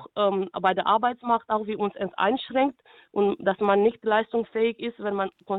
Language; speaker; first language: German; non-native, fluent; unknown